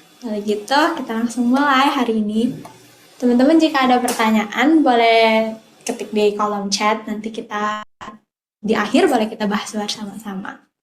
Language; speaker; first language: Indonesian; native; Indonesian